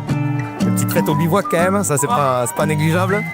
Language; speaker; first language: French; native; French